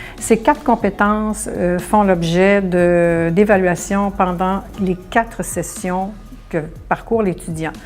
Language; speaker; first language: French; native; French